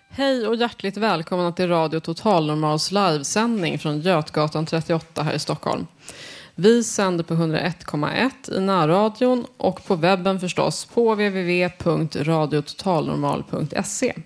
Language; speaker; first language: Swedish; native; Swedish